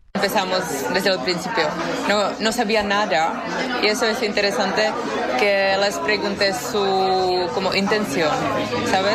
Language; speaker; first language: Spanish; non-native, fluent; Czech